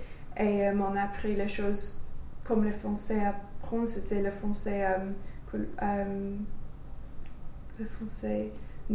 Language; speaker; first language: French; non-native, fluent; English